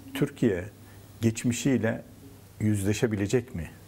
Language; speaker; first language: Turkish; native; Turkish